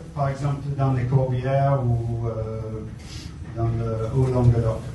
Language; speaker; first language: French; non-native, fluent; English